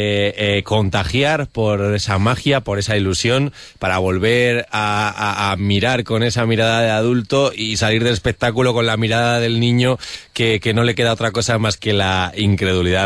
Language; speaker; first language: Spanish; native; Spanish